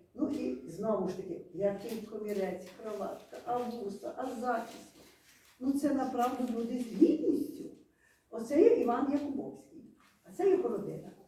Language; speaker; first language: Ukrainian; native; Ukrainian